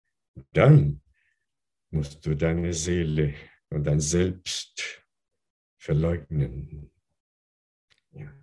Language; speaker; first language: German; non-native, fluent; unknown